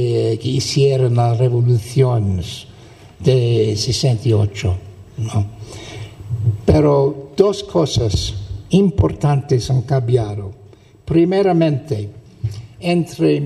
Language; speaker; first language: Spanish; non-native, fluent; English